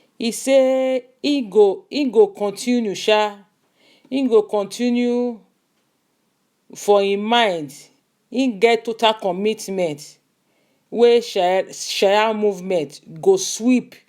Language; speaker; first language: Nigerian Pidgin; non-native, local second language; Igbo